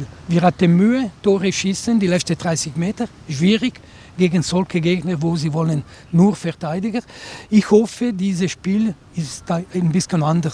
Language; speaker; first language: German; non-native, local second language; Italian